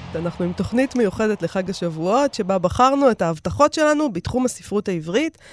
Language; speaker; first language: Hebrew; native; Hebrew